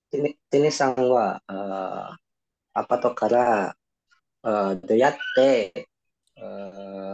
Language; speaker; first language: Japanese; non-native, learner; Indonesian